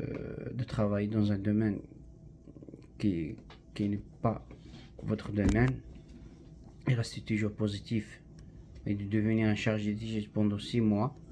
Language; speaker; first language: French; non-native, learner; Arabic